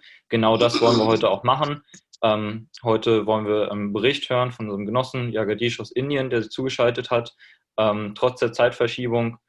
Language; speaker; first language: German; native; German